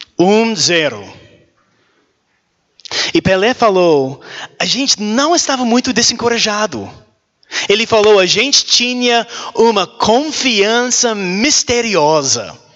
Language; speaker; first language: Portuguese; non-native, learner; English